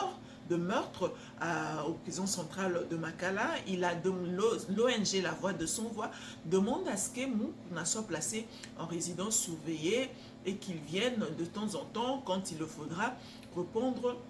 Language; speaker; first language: French; non-native, local second language; Lingala